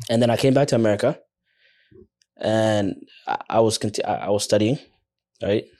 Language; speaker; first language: English; early bilingual, other home language; Somali